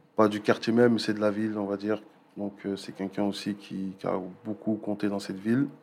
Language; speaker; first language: French; native; French